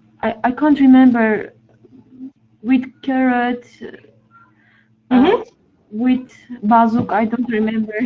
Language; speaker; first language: English; non-native, learner; Armenian